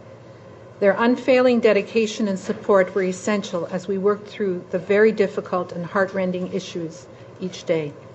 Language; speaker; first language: English; native; English